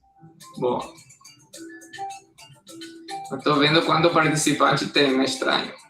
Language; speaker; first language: Portuguese; non-native, fluent; Hebrew